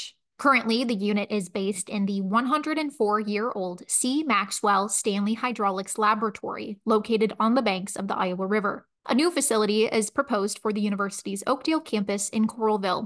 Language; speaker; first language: English; native; English